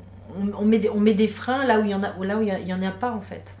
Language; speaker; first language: French; native; French